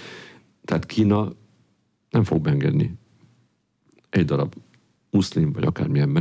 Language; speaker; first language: Hungarian; native; Hungarian